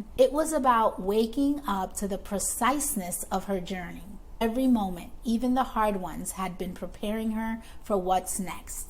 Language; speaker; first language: English; native; English